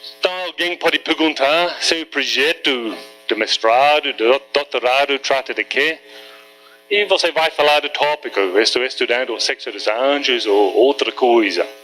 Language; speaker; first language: Portuguese; non-native, fluent; English